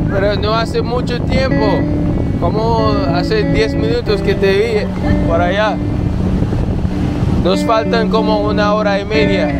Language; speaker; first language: Spanish; non-native, learner; English